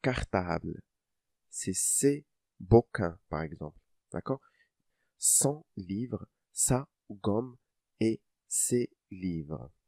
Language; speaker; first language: French; non-native, local second language; Arabic